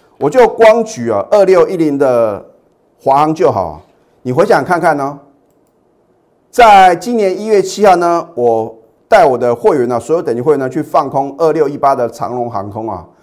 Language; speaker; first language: Chinese; native; Chinese